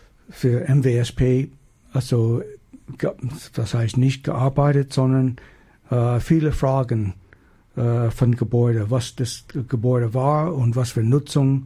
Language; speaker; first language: German; non-native, learner; English